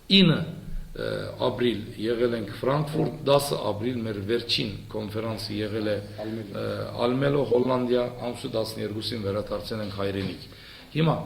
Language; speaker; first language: Armenian; early bilingual, heritage; Armenian